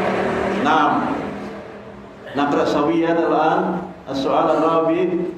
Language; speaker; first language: Arabic; non-native, fluent; Indonesian